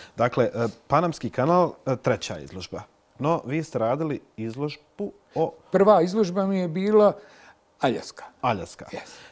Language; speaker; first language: Bosnian; native; Bosnian